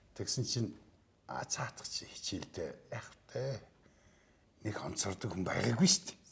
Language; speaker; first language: Mongolian; native; Mongolian